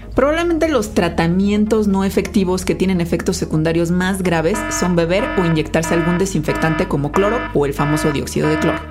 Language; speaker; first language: Spanish; native; Spanish